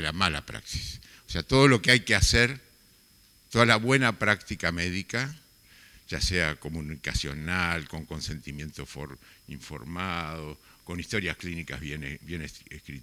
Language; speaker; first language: Spanish; native; Spanish